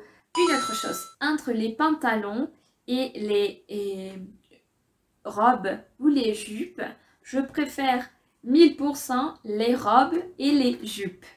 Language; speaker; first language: French; non-native, fluent; Spanish